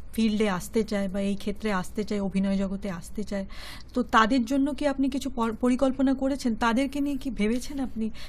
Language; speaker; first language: Bangla; native; Bangla